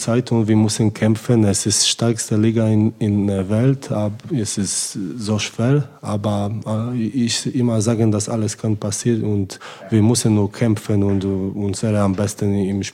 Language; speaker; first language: German; non-native, learner; Polish